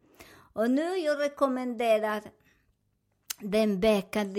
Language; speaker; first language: Swedish; non-native, learner; Spanish